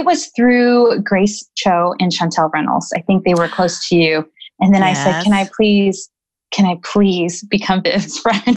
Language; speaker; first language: English; native; English